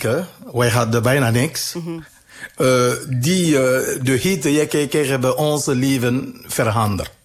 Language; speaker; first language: Dutch; non-native, learner; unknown